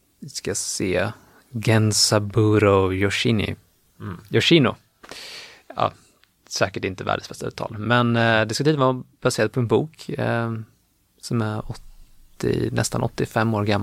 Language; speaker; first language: Swedish; native; Swedish